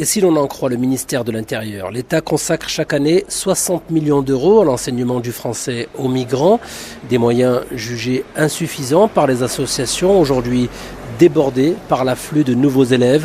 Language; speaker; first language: French; native; French